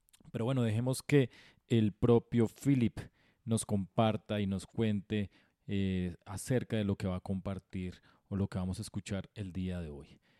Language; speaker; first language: Spanish; native; Spanish